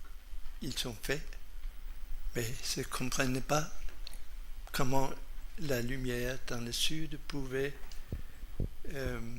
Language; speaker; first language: French; non-native, fluent; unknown